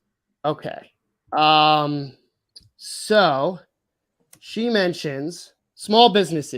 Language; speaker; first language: English; native; English